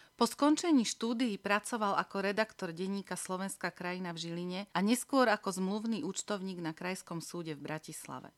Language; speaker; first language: Slovak; native; Slovak